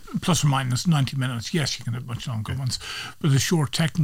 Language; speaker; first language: English; native; English